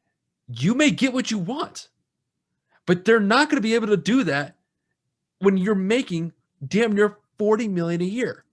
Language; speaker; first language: English; native; English